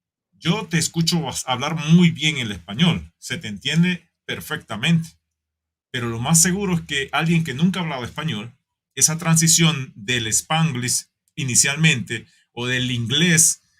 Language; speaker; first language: Spanish; native; Spanish